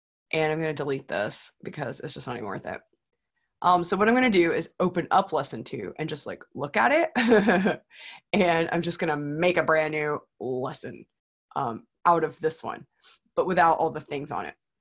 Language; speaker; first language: English; native; English